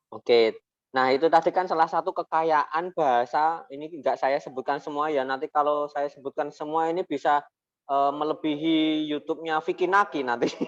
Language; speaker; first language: Indonesian; non-native, local second language; Javanese